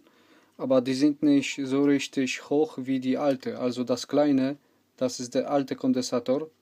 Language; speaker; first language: German; non-native, learner; Polish